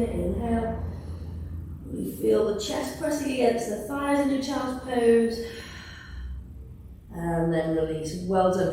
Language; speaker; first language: English; native; English